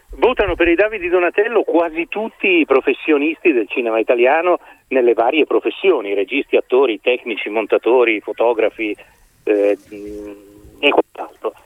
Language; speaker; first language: Italian; native; Italian